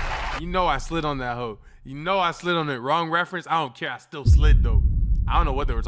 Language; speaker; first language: English; native; English